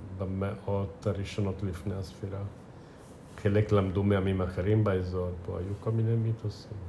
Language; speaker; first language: Hebrew; non-native, fluent; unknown